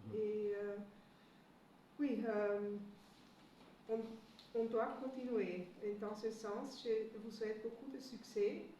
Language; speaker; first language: French; non-native, fluent; German